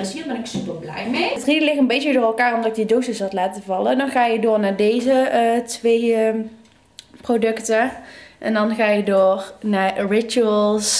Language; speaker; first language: Dutch; native; Dutch